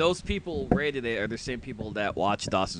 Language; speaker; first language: English; native; English